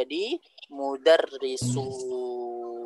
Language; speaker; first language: Arabic; non-native, fluent; Indonesian